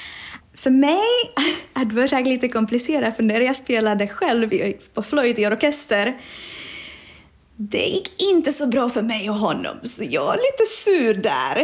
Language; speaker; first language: Swedish; non-native, fluent; Czech